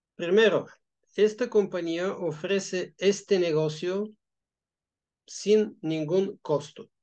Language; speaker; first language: Spanish; non-native, fluent; Bulgarian